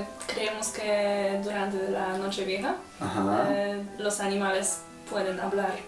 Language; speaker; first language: Spanish; non-native, fluent; Polish